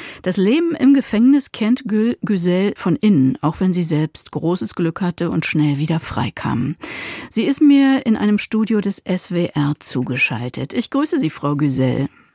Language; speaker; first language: German; native; German